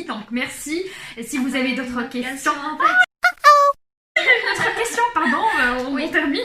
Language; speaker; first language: French; non-native, local second language; Arabic